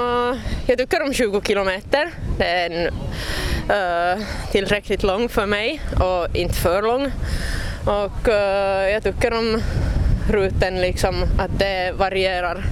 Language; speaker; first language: Swedish; non-native, local second language; Finnish